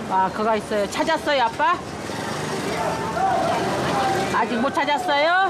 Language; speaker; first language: Korean; non-native, learner; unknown